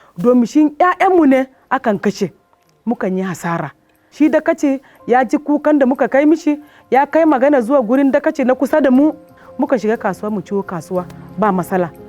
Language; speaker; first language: Hausa; native; Hausa